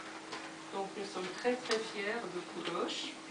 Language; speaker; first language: French; non-native, fluent; Persian